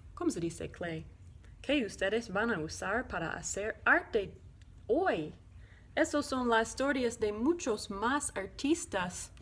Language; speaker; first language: Spanish; non-native, learner; English